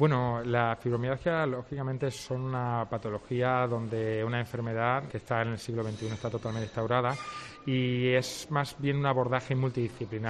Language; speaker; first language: Spanish; native; Spanish